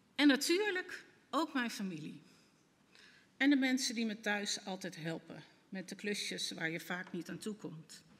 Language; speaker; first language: Dutch; native; Dutch